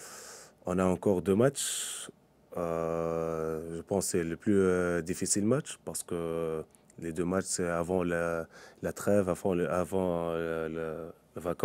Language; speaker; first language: French; non-native, local second language; Arabic